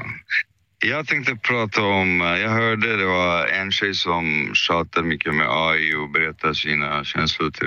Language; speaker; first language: Swedish; early bilingual, other home language; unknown